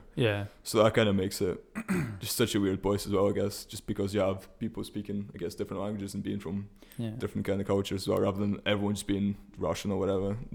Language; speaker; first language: English; early bilingual, other home language; Russian